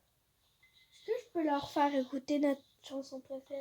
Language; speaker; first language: French; native; French